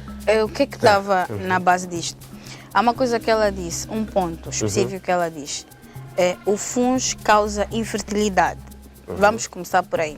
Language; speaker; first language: Portuguese; native; Portuguese